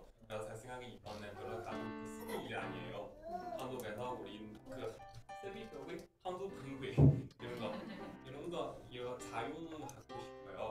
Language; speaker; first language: Korean; non-native, learner; Chinese